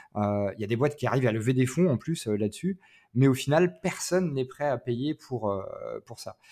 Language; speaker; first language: French; native; French